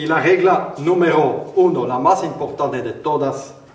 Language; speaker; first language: Spanish; non-native, fluent; French